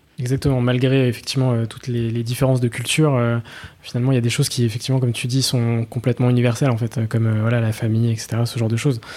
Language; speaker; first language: French; native; French